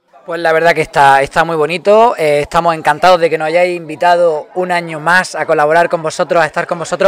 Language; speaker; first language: Spanish; native; Spanish